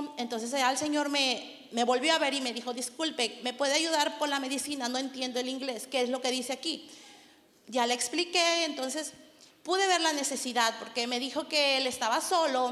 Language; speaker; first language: Spanish; native; Spanish